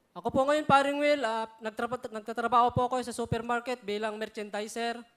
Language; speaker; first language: Filipino; non-native, local second language; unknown